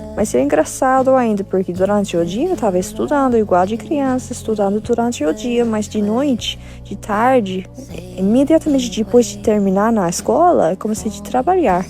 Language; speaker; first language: Portuguese; non-native, fluent; English